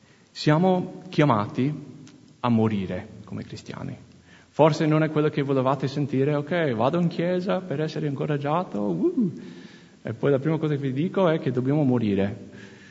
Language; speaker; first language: Italian; non-native, fluent; English